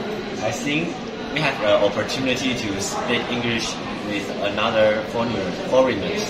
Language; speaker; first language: English; non-native, learner; Chinese